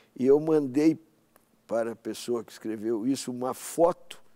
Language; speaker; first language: Portuguese; native; Portuguese